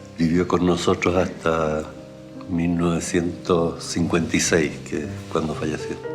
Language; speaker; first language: Spanish; early bilingual, other home language; German